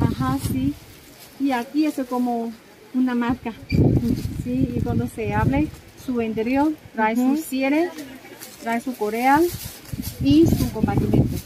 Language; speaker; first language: Spanish; non-native, learner; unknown